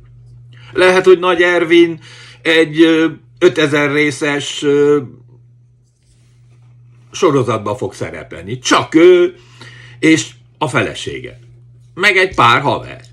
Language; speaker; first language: Hungarian; native; Hungarian